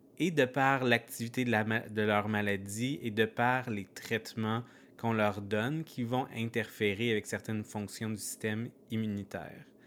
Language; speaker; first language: French; native; French